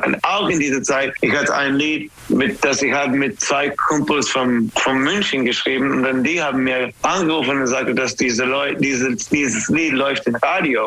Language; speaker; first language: German; non-native, learner; English